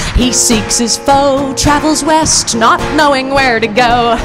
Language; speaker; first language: English; native; English